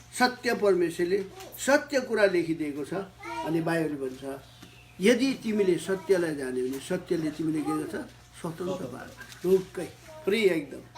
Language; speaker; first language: Nepali; native; Nepali